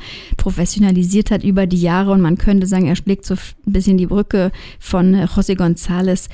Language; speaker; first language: German; native; German